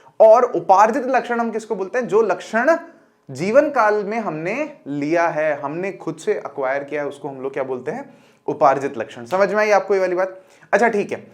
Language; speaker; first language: Hindi; native; Hindi